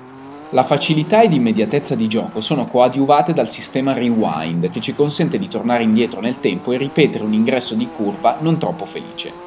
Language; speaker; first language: Italian; native; Italian